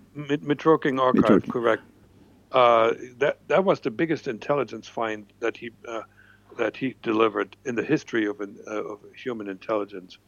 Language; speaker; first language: English; non-native, fluent; German